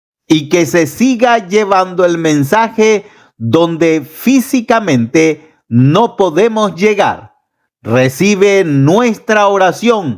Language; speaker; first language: Spanish; native; Spanish